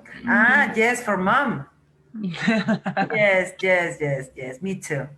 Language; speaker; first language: English; non-native, learner; Spanish